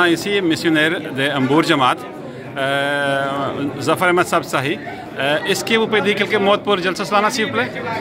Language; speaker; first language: French; non-native, learner; Urdu